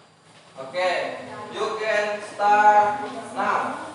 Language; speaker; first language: English; non-native, fluent; Indonesian